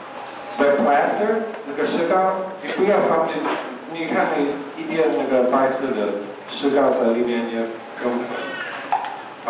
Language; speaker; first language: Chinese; non-native, learner; English